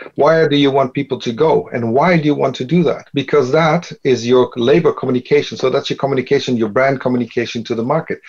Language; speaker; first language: English; non-native, fluent; Dutch